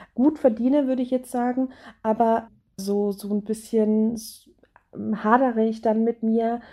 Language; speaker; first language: German; native; German